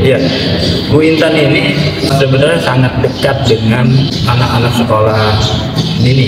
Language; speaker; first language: Indonesian; native; Indonesian